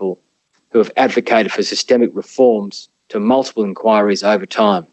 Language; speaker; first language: English; native; English